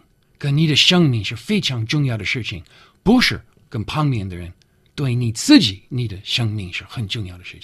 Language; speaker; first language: Chinese; non-native, learner; English